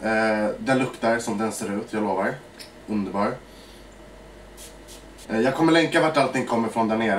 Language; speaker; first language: Swedish; early bilingual, other home language; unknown